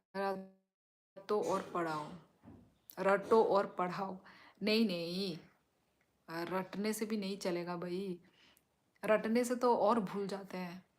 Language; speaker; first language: Hindi; non-native, local second language; Kok Borok